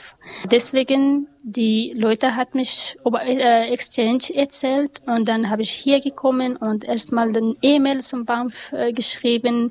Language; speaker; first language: German; non-native, learner; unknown